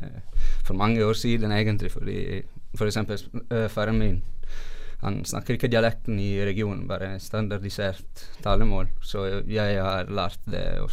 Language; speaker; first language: Norwegian; non-native, fluent; Italian